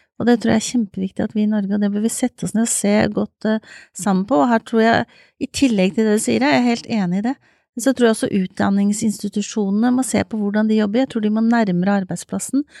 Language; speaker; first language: Norwegian; native; Norwegian